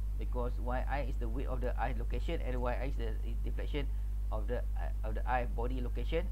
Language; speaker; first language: English; non-native, local second language; Malay